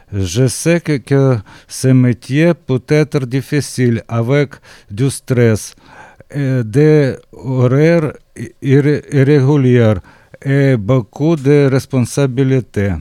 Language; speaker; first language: French; non-native, learner; Ukrainian